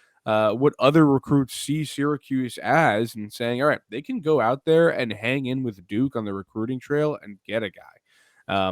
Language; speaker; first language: English; native; English